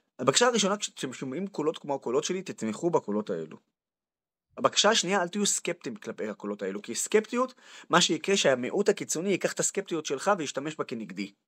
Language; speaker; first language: Hebrew; non-native, local second language; Arabic